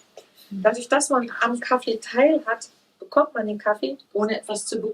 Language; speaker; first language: German; native; German